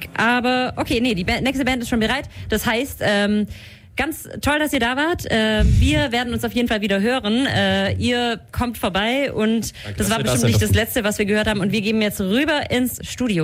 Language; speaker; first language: German; native; German